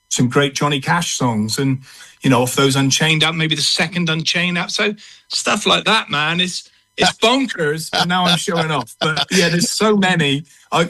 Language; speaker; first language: English; native; English